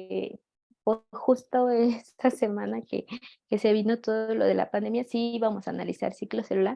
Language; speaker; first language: Spanish; native; Spanish